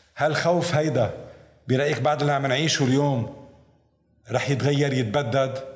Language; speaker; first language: Arabic; native; Arabic